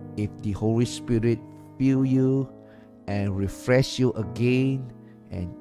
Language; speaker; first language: English; non-native, local second language; Chinese